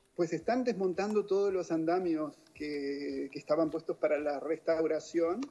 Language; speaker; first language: Spanish; native; Spanish